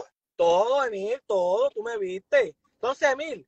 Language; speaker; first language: Spanish; native; Spanish